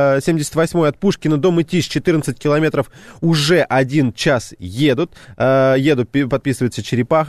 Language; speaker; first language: Russian; native; Russian